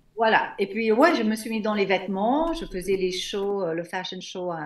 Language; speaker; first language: French; native; French